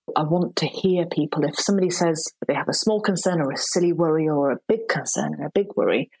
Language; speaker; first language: English; native; English